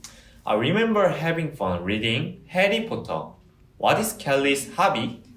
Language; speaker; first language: English; non-native, fluent; Korean